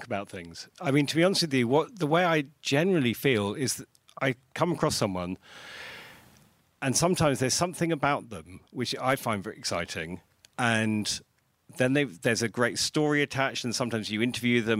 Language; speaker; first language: English; native; English